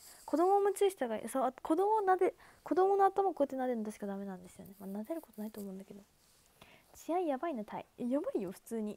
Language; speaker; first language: Japanese; native; Japanese